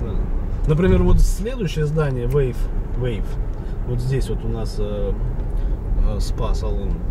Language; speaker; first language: Russian; native; Russian